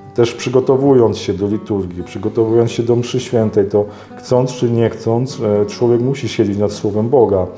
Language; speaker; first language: Polish; native; Polish